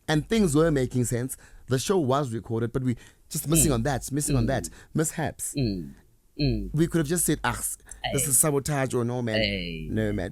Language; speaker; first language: English; non-native, local second language; Zulu